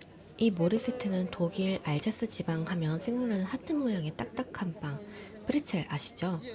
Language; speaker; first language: Korean; native; Korean